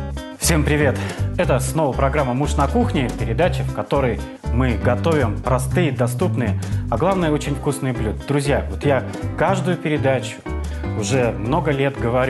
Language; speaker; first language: Russian; native; Russian